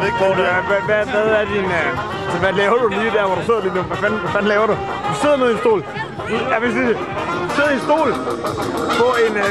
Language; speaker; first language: Danish; native; Danish